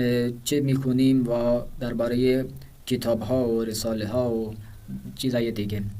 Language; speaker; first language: Persian; non-native, fluent; Urdu